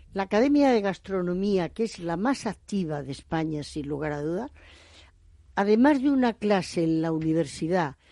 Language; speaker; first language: Spanish; native; Spanish